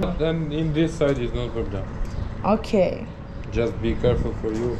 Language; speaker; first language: English; non-native, learner; Lithuanian